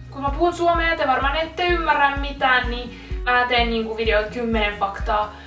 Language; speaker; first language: Finnish; non-native, fluent; Russian